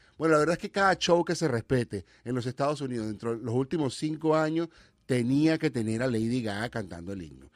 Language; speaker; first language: Spanish; native; Spanish